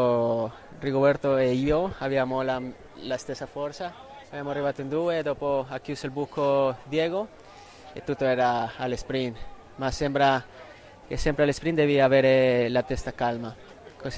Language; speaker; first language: Italian; non-native, fluent; Spanish